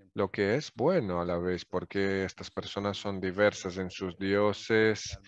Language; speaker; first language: Spanish; non-native, fluent; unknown